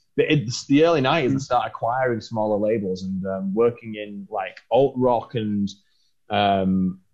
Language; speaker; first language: English; native; English